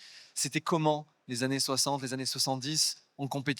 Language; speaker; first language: French; native; French